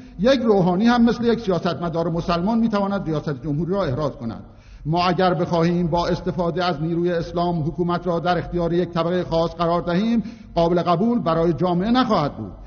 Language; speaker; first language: Persian; non-native, local second language; Azerbaijani